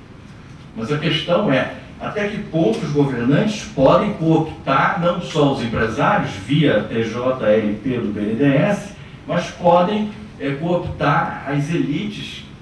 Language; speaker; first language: Portuguese; native; Portuguese